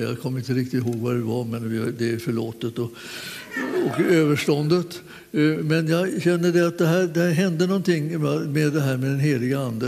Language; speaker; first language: Swedish; native; Swedish